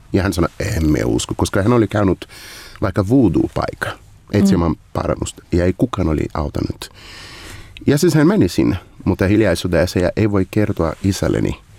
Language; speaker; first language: Finnish; non-native, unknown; Portuguese